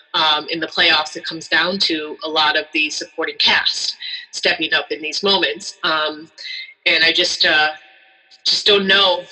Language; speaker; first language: English; native; English